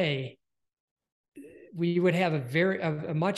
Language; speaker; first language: English; native; English